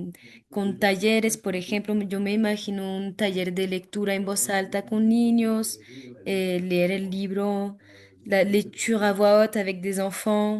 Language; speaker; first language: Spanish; non-native, fluent; French